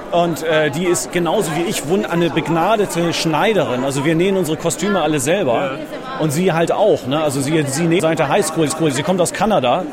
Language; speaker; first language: German; native; German